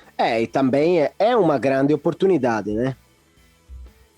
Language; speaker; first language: Portuguese; non-native, fluent; Italian